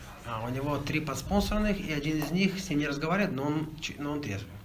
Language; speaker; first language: Russian; native; Russian